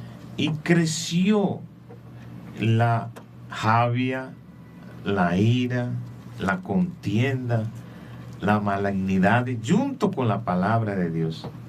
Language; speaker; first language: Spanish; non-native, learner; Portuguese